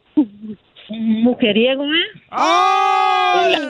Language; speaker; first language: Spanish; native; Spanish